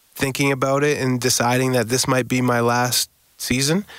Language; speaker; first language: English; native; English